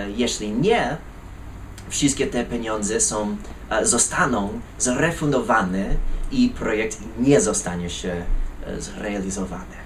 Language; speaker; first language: Polish; non-native, fluent; English